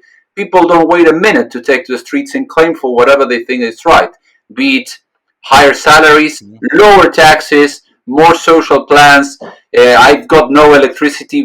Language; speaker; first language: English; non-native, fluent; Spanish